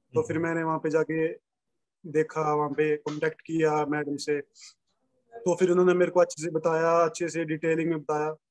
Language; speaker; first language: Hindi; native; Hindi